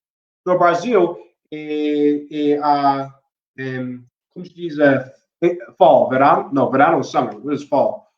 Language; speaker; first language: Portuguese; non-native, learner; English